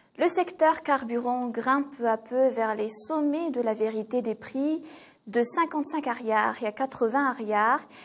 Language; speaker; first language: French; non-native, local second language; Malagasy